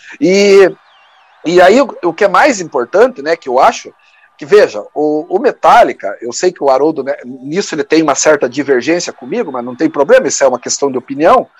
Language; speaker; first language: Portuguese; native; Portuguese